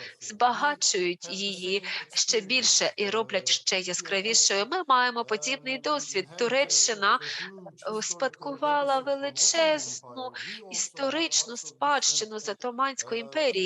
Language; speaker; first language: Ukrainian; non-native, fluent; Turkish